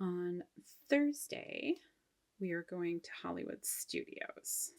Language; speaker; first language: English; native; English